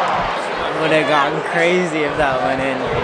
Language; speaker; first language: English; native; English